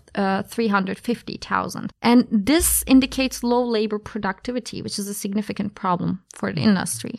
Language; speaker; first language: English; non-native, fluent; Turkish